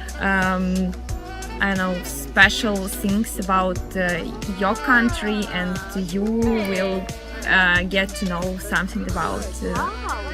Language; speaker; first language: English; non-native, learner; Ukrainian